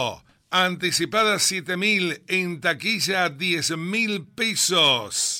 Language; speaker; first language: Spanish; native; Spanish